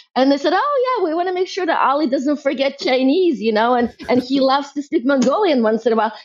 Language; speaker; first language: English; early bilingual, other home language; Russian